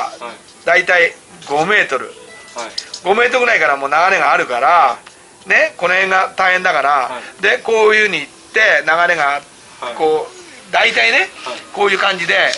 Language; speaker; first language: Japanese; native; Japanese